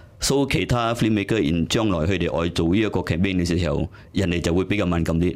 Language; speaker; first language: Cantonese; native; Cantonese